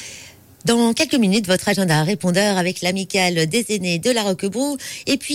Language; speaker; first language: French; native; French